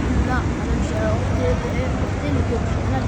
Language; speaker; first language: Arabic; native; Arabic